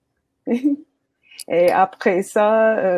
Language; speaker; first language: French; non-native, learner; English